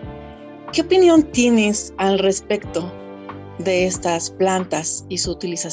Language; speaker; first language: Spanish; native; Spanish